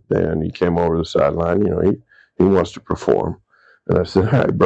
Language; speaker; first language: English; native; English